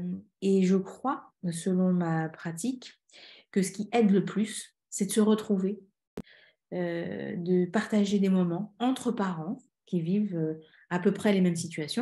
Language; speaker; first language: French; native; French